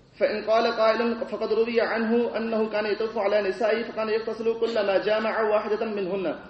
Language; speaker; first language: Arabic; non-native, fluent; Urdu